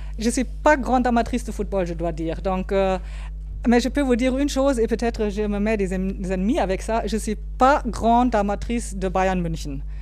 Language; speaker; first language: French; non-native, fluent; German